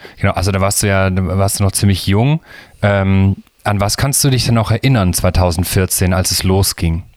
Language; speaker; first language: German; native; German